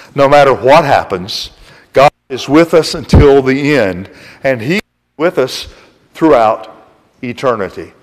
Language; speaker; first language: English; native; English